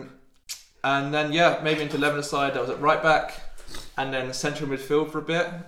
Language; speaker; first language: English; native; English